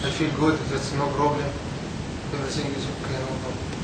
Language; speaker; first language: English; non-native, learner; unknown